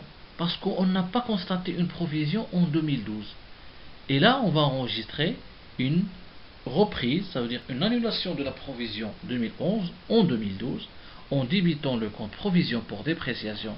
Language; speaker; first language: French; non-native, local second language; Arabic